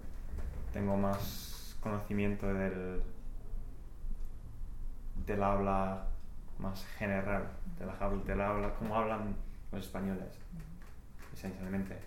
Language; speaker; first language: Spanish; non-native, fluent; English